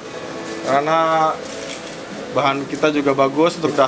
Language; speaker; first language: Indonesian; native; Indonesian